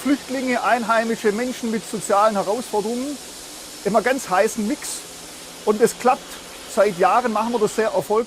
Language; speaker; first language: German; native; German